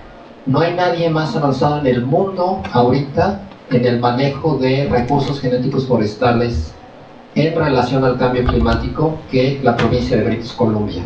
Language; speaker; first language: Spanish; native; Spanish